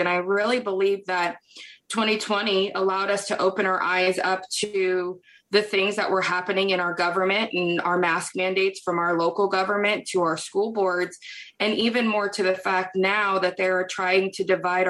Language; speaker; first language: English; native; English